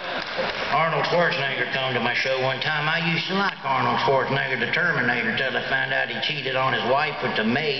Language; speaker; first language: English; native; English